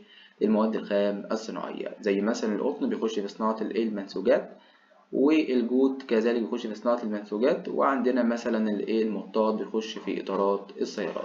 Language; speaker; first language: Arabic; native; Arabic